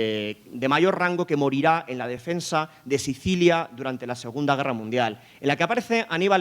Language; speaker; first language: Spanish; native; Spanish